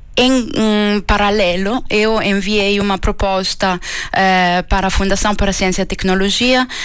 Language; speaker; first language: Portuguese; non-native, fluent; Italian